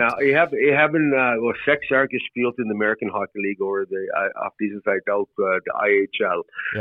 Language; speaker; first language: German; non-native, learner; English